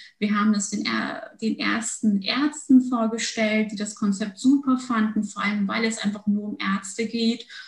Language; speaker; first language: German; early bilingual, other home language; Turkish